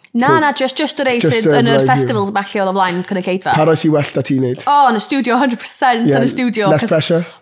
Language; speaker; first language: Welsh; non-native, local second language; English